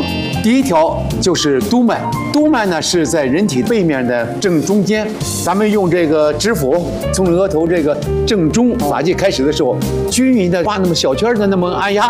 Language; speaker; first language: Chinese; native; Chinese